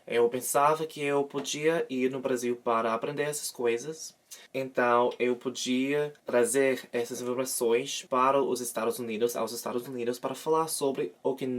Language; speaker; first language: Portuguese; non-native, learner; English